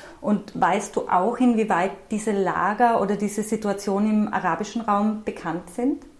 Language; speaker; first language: German; native; German